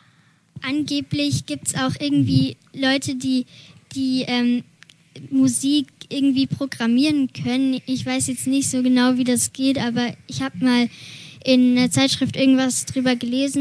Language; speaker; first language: German; native; German